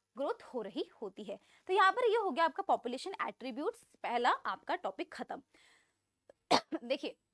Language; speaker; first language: Hindi; native; Hindi